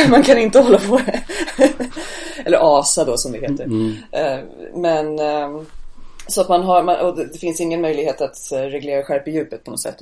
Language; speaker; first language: Swedish; non-native, fluent; English